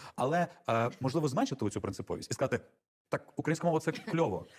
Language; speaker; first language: Ukrainian; non-native, local second language; Russian